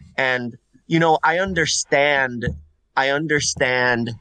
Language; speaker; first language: English; non-native, fluent; Spanish